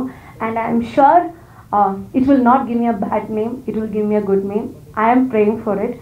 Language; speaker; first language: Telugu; non-native, learner; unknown